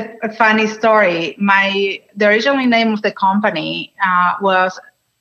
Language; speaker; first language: English; non-native, fluent; Spanish